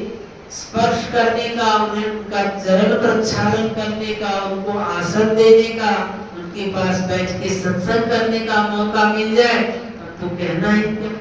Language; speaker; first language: Hindi; native; Hindi